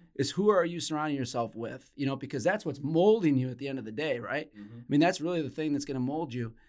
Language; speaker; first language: English; native; English